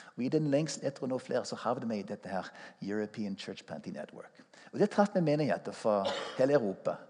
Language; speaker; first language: Norwegian; non-native, fluent; English